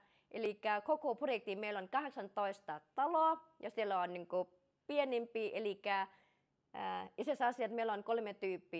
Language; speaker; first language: Finnish; non-native, learner; Thai